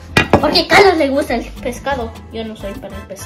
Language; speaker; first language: Spanish; early bilingual, heritage; Spanish